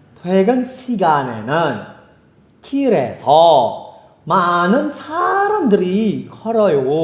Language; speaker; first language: Korean; non-native, fluent; Indonesian